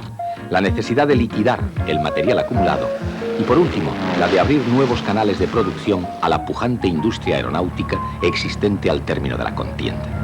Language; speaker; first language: Spanish; native; Spanish